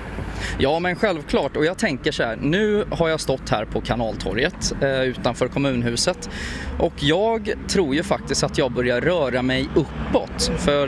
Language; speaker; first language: Swedish; native; Swedish